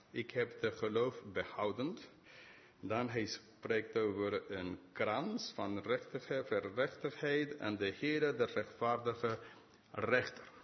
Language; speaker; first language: Dutch; non-native, fluent; English